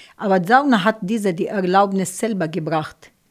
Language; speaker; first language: German; non-native, learner; Arabic